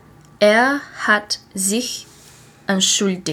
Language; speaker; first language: German; non-native, learner; English